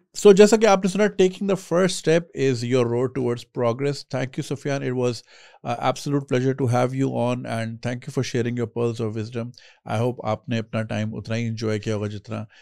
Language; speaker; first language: Urdu; native; Urdu